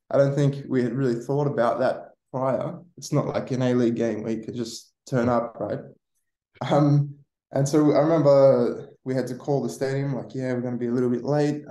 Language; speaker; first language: English; native; English